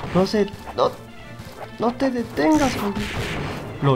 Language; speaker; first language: Spanish; native; Spanish